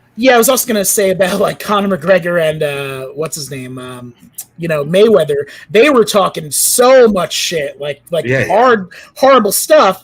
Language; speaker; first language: English; native; English